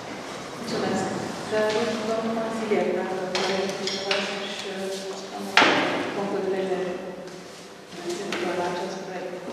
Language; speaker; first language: Romanian; native; Romanian